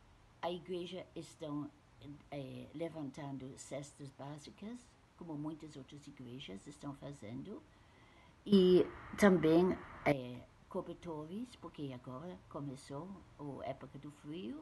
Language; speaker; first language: Portuguese; non-native, fluent; English